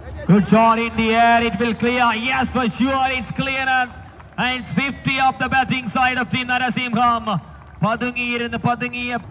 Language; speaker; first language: English; non-native, local second language; Malayalam